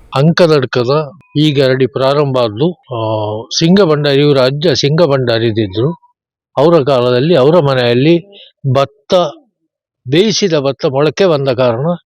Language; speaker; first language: Kannada; non-native, local second language; Tulu